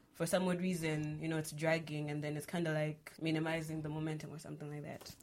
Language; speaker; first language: English; non-native, local second language; Nyanja